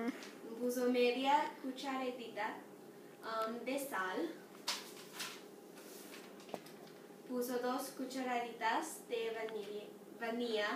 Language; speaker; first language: Spanish; non-native, learner; English